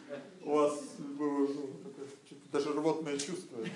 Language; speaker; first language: Russian; native; Russian